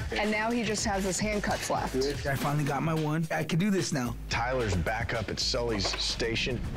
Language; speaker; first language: English; native; English